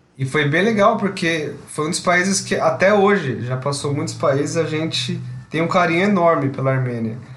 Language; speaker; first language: Portuguese; native; Portuguese